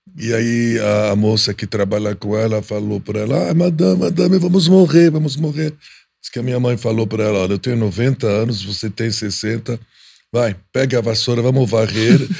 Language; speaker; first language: Portuguese; non-native, fluent; Arabic